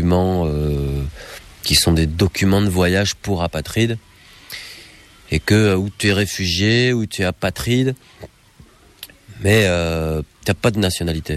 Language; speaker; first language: French; native; French